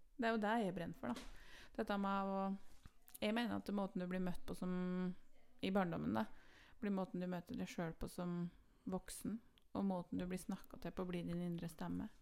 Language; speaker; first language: Norwegian; native; Norwegian